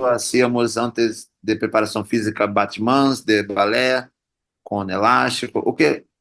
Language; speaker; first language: Spanish; non-native, learner; Portuguese